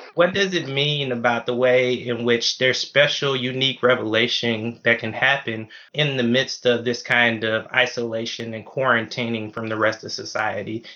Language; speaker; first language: English; native; English